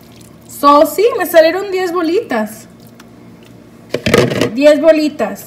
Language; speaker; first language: Spanish; early bilingual, heritage; Spanish